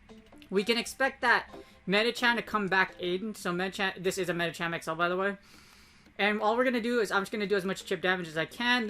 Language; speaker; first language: English; native; English